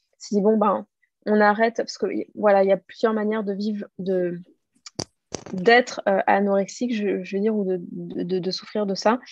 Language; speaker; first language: French; native; French